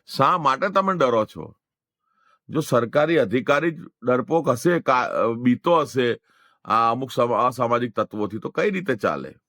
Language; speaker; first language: Gujarati; non-native, local second language; Hindi